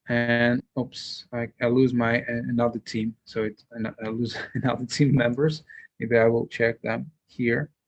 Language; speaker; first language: English; non-native, fluent; Russian